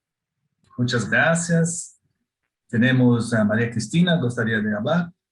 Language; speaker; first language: Spanish; non-native, learner; Portuguese